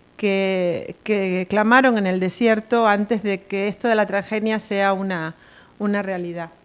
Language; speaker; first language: Spanish; native; Spanish